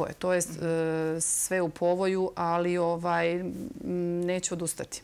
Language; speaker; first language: Serbian; native; Serbian